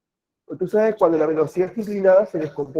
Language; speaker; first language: Spanish; native; Spanish